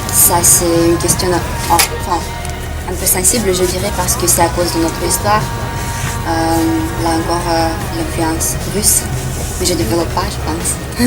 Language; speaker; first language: French; non-native, fluent; Romanian